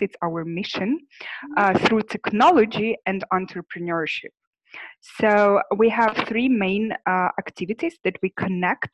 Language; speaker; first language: English; non-native, fluent; Ukrainian